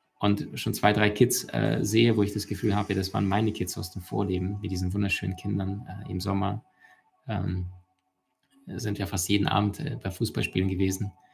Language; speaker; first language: German; early bilingual, other home language; Russian